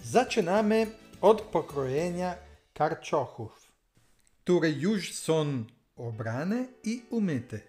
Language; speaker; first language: Polish; non-native, learner; Italian